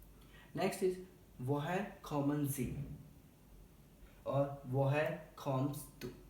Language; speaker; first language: German; non-native, learner; Hindi